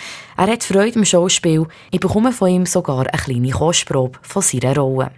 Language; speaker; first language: German; native; German